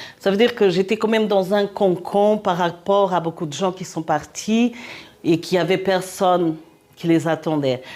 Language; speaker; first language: French; non-native, fluent; Portuguese